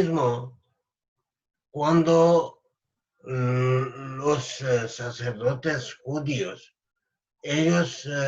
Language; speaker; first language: Spanish; non-native, learner; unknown